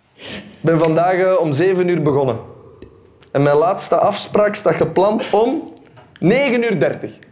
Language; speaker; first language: Dutch; native; Dutch